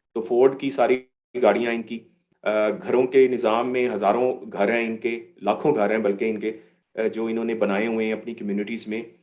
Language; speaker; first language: Urdu; native; Urdu